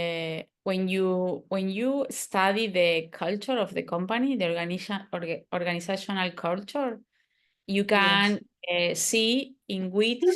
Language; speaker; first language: English; non-native, learner; Spanish